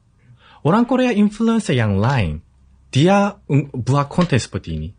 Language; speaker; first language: Indonesian; non-native, fluent; Korean